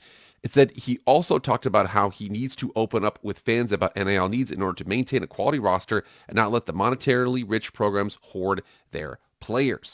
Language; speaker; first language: English; native; English